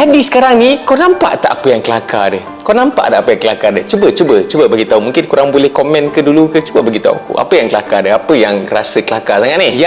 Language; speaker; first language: Malay; native; Malay